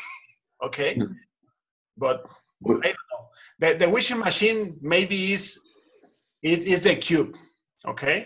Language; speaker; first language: English; non-native, learner; Spanish